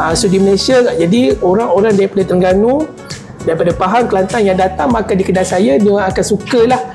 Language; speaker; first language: Malay; native; Malay